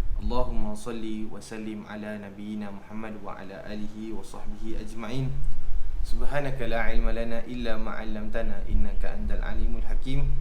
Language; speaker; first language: Malay; native; Malay